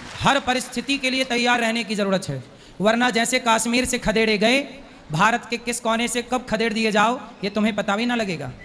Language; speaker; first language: Hindi; native; Hindi